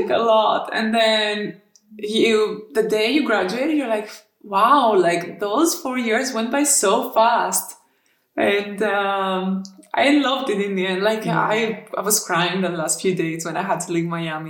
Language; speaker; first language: English; non-native, fluent; Greek